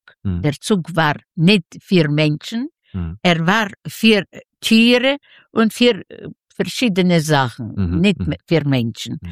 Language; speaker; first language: German; non-native, fluent; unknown